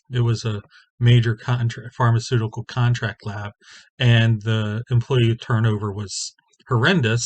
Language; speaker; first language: English; native; English